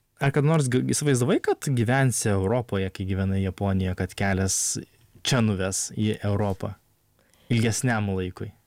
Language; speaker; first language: Lithuanian; native; Lithuanian